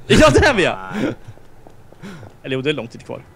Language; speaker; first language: Swedish; native; Swedish